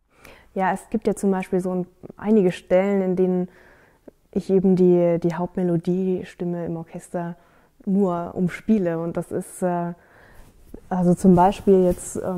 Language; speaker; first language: German; native; German